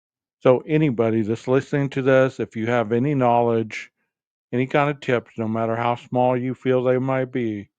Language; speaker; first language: English; native; English